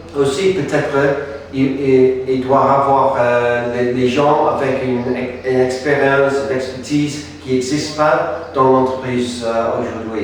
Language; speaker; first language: French; non-native, fluent; English